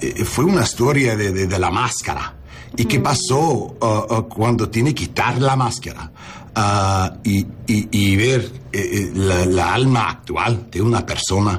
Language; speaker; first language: Spanish; non-native, learner; English